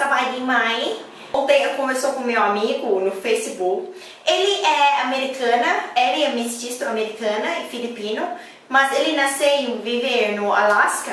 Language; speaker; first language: Portuguese; non-native, learner; Thai